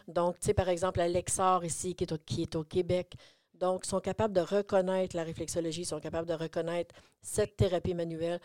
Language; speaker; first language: French; native; French